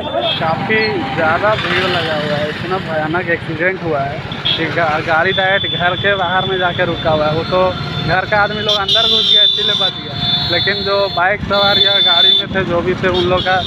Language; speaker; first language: Hindi; native; Hindi